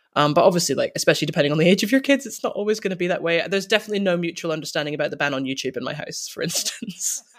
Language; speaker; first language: English; native; English